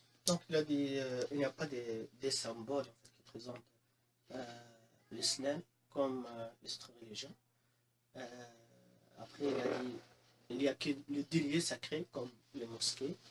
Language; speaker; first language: French; non-native, local second language; Arabic